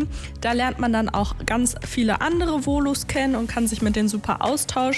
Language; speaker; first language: German; native; German